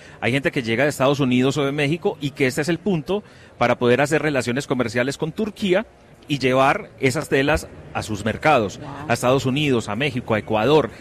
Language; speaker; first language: Spanish; native; Spanish